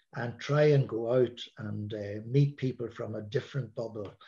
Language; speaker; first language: English; native; English